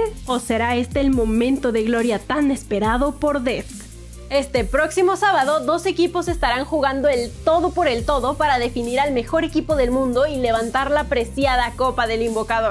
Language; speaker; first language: Spanish; native; Spanish